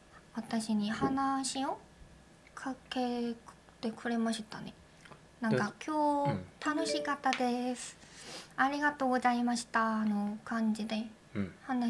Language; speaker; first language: Japanese; non-native, learner; Korean